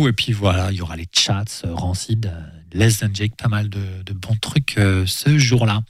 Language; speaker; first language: French; native; French